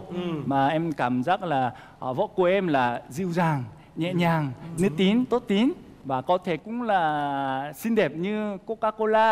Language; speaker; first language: Vietnamese; non-native, fluent; Korean